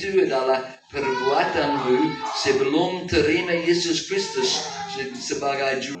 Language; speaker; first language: Indonesian; non-native, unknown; English